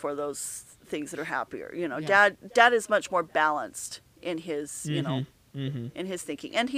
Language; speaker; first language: English; native; English